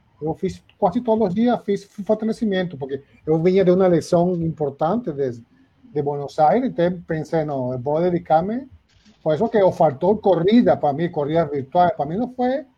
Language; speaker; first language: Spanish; non-native, learner; Portuguese